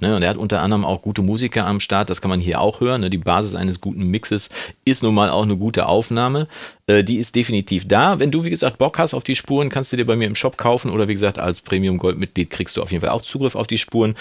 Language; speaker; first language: German; native; German